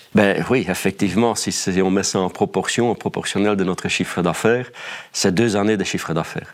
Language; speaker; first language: French; non-native, fluent; Dutch